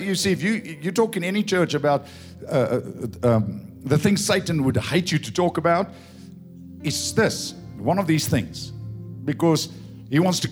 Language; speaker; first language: English; non-native, local second language; Afrikaans